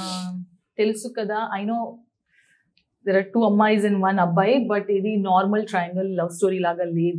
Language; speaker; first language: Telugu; non-native, learner; Tulu